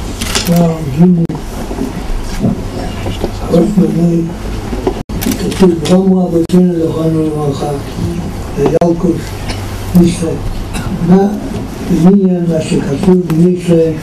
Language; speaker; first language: Hebrew; non-native, fluent; Yiddish